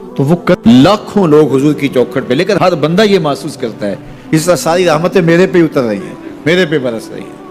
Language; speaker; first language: Urdu; non-native, local second language; Punjabi